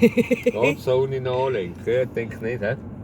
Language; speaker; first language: German; native; German